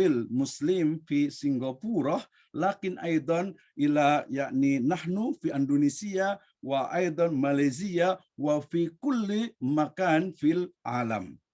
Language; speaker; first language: Arabic; non-native, learner; Indonesian